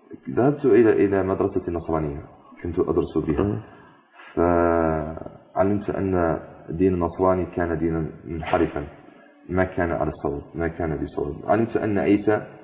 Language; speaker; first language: Arabic; non-native, fluent; English